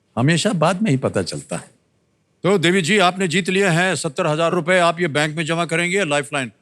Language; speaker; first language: Hindi; native; Hindi